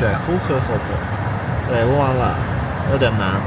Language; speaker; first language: Chinese; non-native, learner; Polish